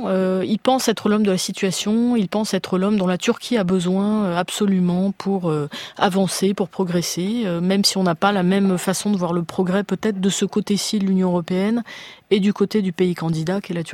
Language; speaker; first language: French; native; French